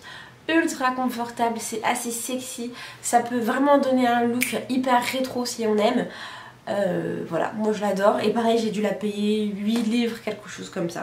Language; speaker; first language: French; native; French